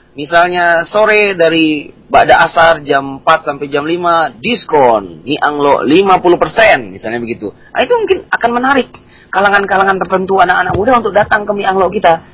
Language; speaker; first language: Indonesian; native; Indonesian